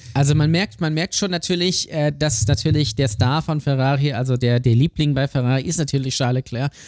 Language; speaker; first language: German; native; German